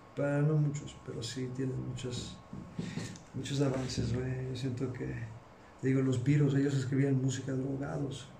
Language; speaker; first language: Spanish; early bilingual, heritage; Spanish